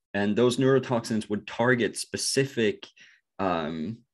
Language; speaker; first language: English; non-native, fluent; Norwegian